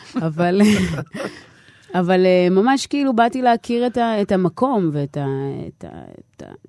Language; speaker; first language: Hebrew; native; Hebrew